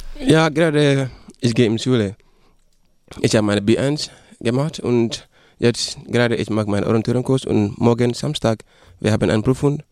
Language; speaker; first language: German; non-native, learner; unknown